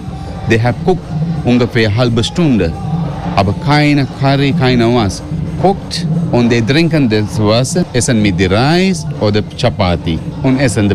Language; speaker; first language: German; non-native, learner; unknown